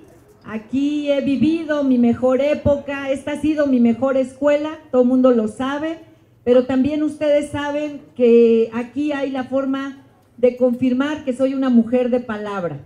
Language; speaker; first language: Spanish; native; Spanish